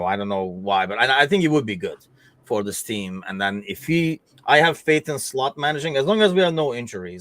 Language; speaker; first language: English; native; English